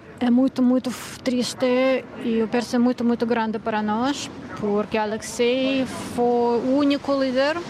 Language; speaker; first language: Portuguese; non-native, learner; Russian